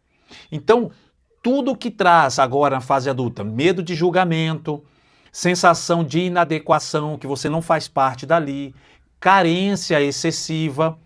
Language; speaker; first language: Portuguese; native; Portuguese